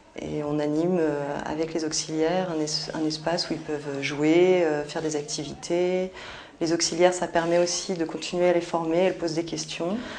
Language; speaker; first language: French; native; French